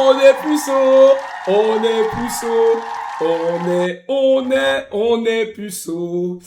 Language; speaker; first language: French; native; French